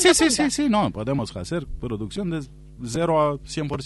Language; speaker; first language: Spanish; non-native, fluent; Romanian